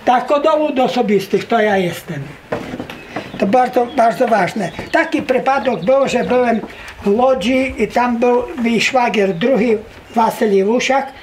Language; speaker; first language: Polish; non-native, local second language; Rusyn